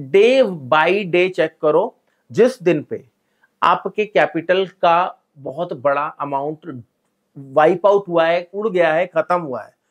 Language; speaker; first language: Hindi; native; Hindi